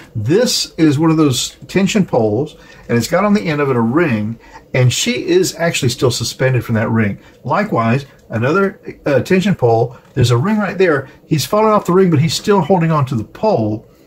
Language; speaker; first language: English; native; English